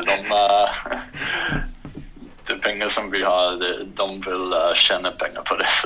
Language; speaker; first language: Swedish; non-native, fluent; English